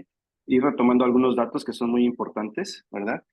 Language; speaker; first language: Spanish; native; Spanish